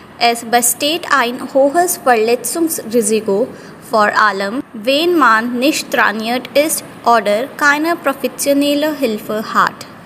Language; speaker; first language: German; non-native, fluent; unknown